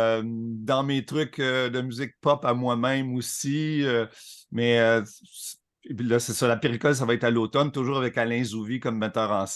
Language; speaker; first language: French; native; French